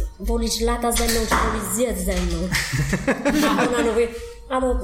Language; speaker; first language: Polish; non-native, fluent; Vietnamese